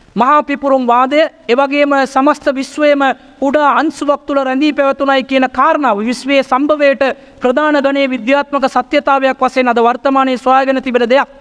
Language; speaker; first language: Sinhala; non-native, local second language; Tamil